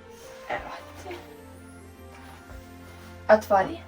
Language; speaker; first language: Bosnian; early bilingual, heritage; Serbian